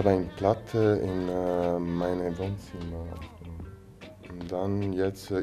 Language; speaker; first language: German; non-native, learner; Italian